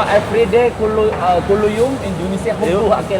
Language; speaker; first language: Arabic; non-native, learner; Indonesian